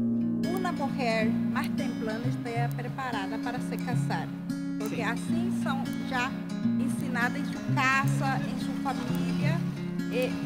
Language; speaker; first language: Spanish; non-native, learner; Portuguese